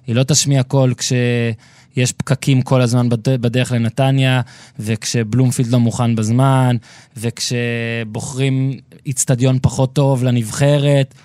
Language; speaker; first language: Hebrew; native; Hebrew